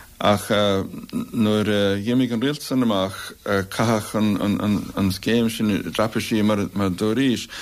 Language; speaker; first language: Irish; native; Irish